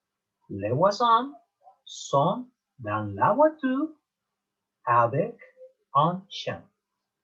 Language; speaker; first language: French; non-native, learner; Spanish